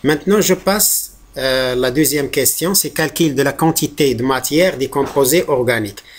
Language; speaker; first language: French; non-native, local second language; Arabic